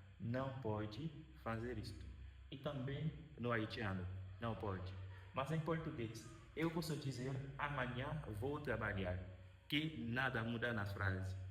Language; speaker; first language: Portuguese; non-native, fluent; Haitian Creole